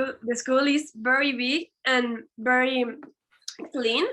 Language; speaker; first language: English; non-native, learner; Spanish